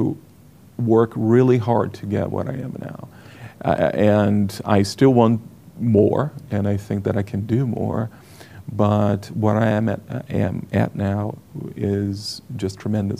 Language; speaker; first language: English; non-native, fluent; Portuguese